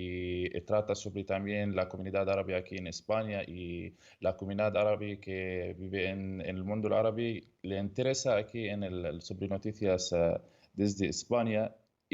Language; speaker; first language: Spanish; non-native, learner; Arabic